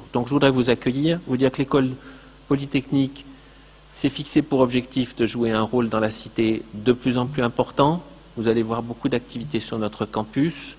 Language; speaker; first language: French; native; French